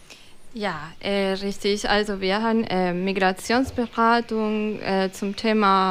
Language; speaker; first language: German; non-native, fluent; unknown